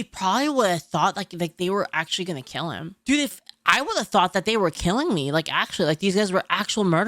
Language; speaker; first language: English; native; English